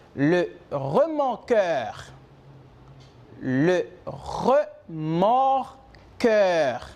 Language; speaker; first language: French; non-native, fluent; Spanish